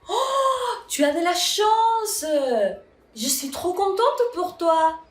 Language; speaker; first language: French; non-native, fluent; Spanish